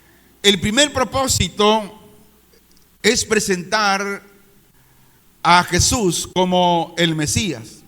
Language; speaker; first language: Spanish; native; Spanish